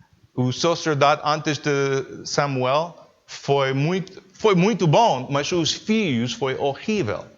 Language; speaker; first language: Portuguese; non-native, learner; English